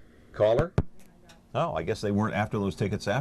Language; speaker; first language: English; native; English